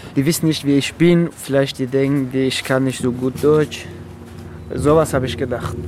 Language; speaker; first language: German; non-native, fluent; Persian